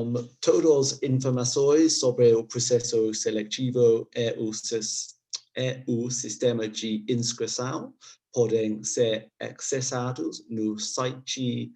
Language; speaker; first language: Portuguese; non-native, learner; English